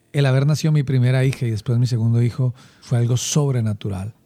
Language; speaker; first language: Spanish; native; Spanish